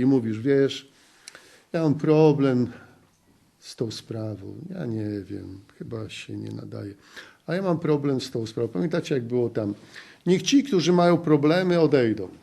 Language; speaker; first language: Polish; native; Polish